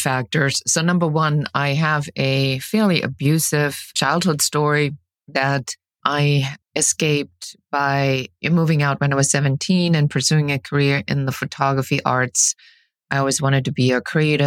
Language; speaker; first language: English; non-native, fluent; German